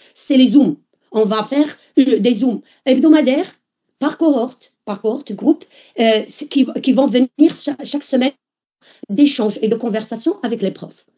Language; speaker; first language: French; non-native, local second language; Arabic